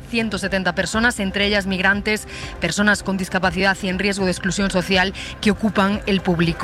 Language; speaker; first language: Spanish; native; Spanish